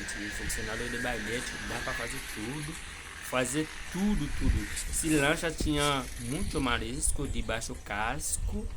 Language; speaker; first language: Portuguese; non-native, learner; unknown